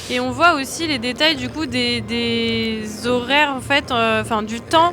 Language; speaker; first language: French; native; French